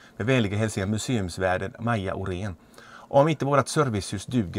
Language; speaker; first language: Swedish; native; Swedish